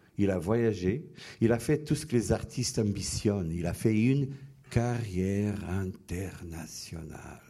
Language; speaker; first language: French; non-native, fluent; Portuguese